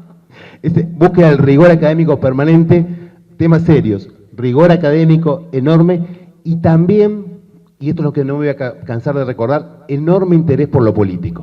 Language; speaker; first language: Spanish; native; Spanish